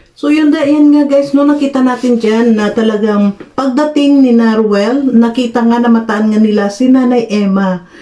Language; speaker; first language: Filipino; native; Filipino